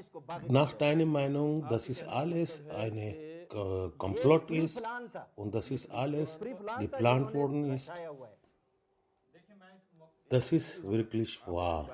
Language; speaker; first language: German; non-native, learner; Urdu